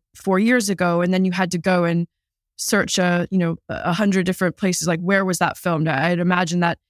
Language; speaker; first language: English; native; English